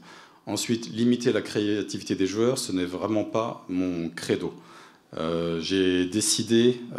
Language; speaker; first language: French; native; French